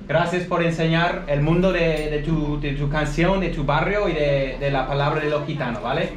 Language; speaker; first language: Spanish; non-native, fluent; English